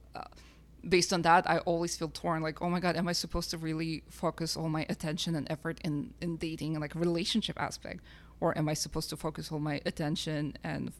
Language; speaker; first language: English; non-native, fluent; Russian